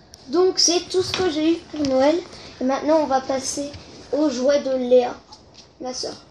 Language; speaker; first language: French; native; French